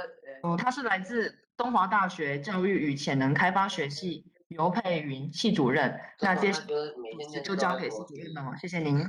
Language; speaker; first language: Chinese; native; Chinese